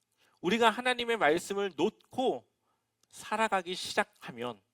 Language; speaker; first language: Korean; native; Korean